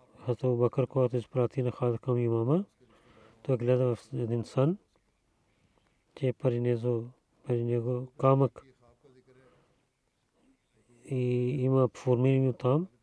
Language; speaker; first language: Bulgarian; non-native, learner; Urdu